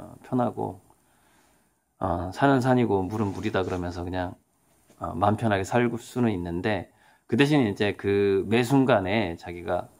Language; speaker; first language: Korean; native; Korean